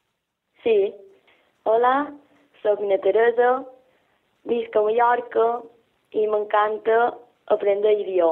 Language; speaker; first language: Spanish; non-native, local second language; Catalan